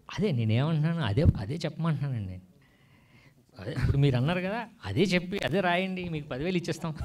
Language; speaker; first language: Telugu; native; Telugu